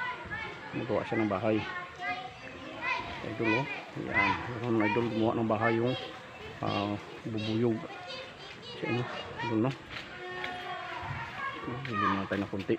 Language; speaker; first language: Filipino; native; Filipino